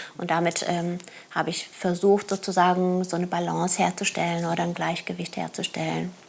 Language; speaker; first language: German; early bilingual, other home language; Turkish